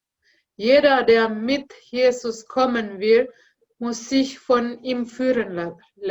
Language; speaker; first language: German; non-native, learner; Indonesian